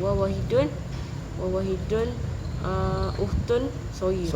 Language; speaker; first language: Arabic; non-native, learner; Malay